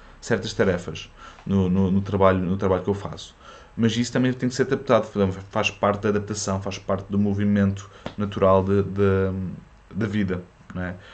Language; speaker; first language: Portuguese; early bilingual, other home language; French